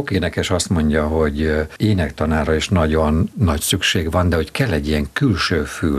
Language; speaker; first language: Hungarian; native; Hungarian